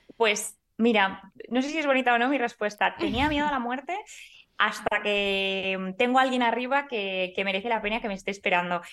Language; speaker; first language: Spanish; native; Spanish